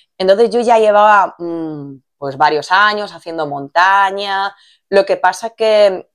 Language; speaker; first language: Spanish; non-native, fluent; Polish